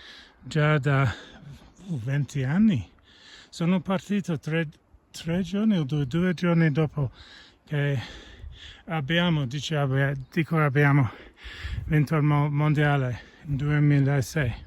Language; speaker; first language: Italian; non-native, fluent; English